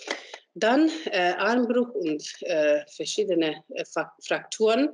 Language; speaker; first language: German; non-native, fluent; Hungarian